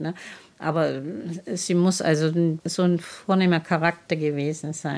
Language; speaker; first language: German; native; German